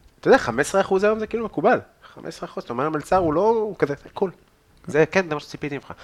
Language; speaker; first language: Hebrew; native; Hebrew